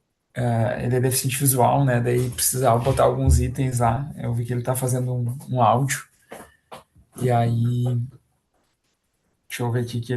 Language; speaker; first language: Portuguese; native; Portuguese